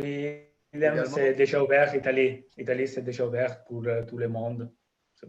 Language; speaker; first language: French; non-native, fluent; Italian